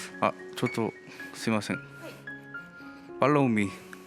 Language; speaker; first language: Japanese; non-native, learner; Korean